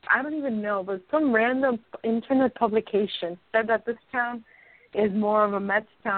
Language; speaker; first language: English; early bilingual, other home language; Spanish